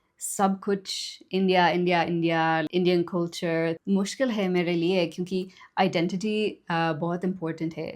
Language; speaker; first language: Hindi; non-native, learner; English